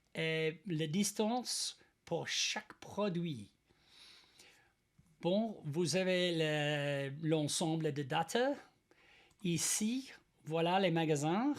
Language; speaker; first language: French; non-native, learner; English